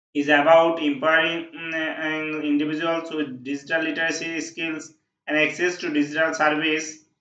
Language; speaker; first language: English; non-native, local second language; Bangla